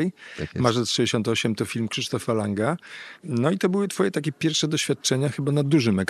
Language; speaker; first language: Polish; native; Polish